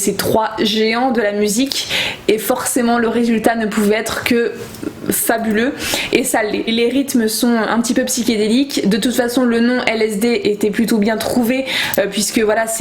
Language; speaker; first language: French; native; French